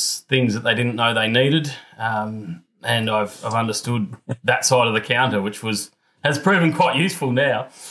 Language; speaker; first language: English; native; English